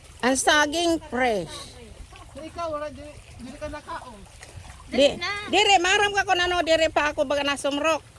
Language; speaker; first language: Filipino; non-native, local second language; Waray